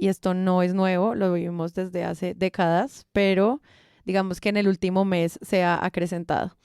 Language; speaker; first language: Spanish; native; Spanish